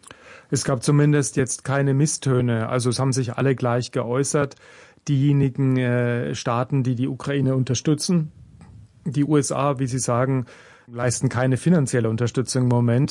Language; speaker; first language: German; native; German